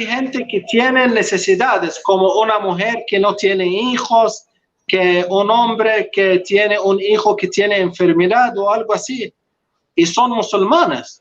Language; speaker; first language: Spanish; non-native, local second language; Arabic